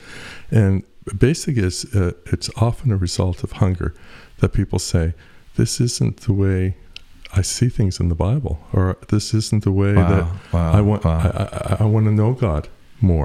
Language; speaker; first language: English; native; English